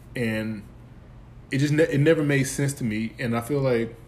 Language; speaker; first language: English; native; English